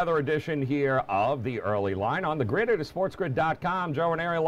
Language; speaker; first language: English; native; English